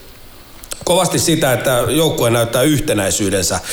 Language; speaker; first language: Finnish; native; Finnish